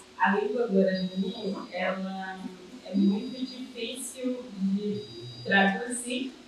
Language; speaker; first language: Portuguese; non-native, local second language; Guarani